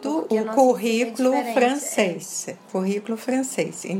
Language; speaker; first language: Portuguese; early bilingual, other home language; French